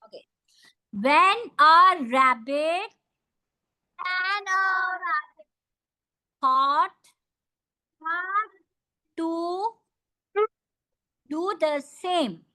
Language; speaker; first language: English; non-native, fluent; Hindi